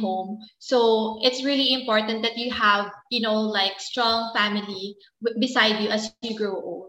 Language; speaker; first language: English; non-native, local second language; Filipino